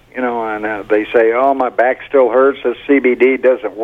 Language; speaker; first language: English; native; English